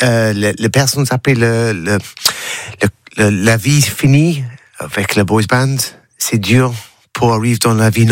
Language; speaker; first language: French; non-native, learner; English